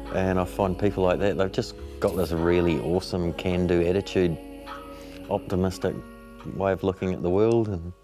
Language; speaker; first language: English; native; English